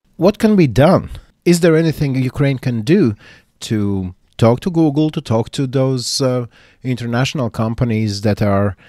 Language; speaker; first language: English; non-native, fluent; Latvian